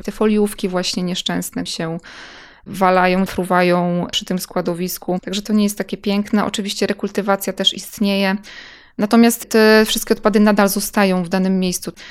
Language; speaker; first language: Polish; native; Polish